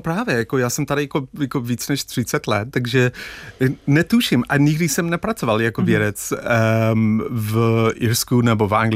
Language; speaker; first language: Czech; non-native, fluent; English